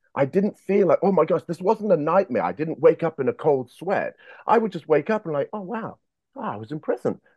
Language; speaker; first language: English; native; English